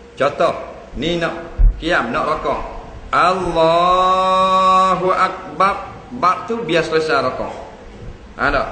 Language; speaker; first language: Malay; native; Malay